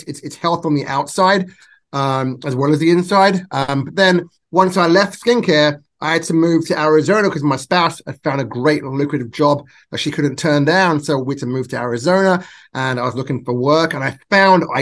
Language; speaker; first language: English; native; English